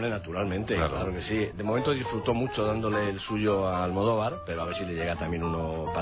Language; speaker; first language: Spanish; native; Spanish